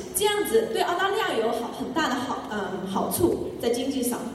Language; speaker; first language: Chinese; non-native, fluent; English